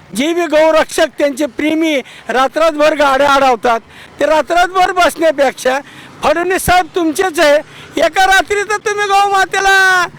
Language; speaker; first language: Marathi; non-native, local second language; Hindi